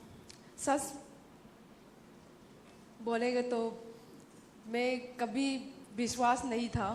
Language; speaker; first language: Hindi; non-native, local second language; Manipuri